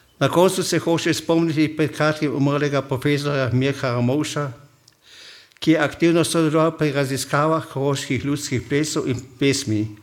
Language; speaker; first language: Slovenian; native; Slovenian